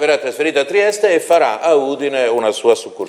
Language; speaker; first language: Italian; native; Italian